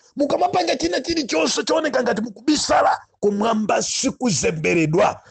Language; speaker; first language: Nyanja; non-native, local second language; Tumbuka